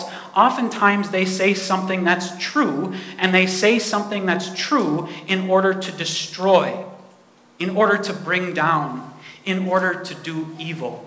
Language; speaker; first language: English; native; English